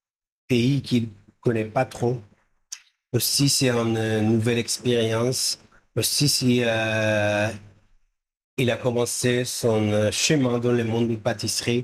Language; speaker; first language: French; non-native, fluent; Hebrew